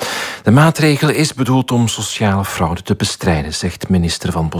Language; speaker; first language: Dutch; native; Dutch